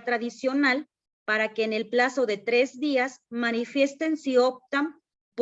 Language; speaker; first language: Spanish; native; Spanish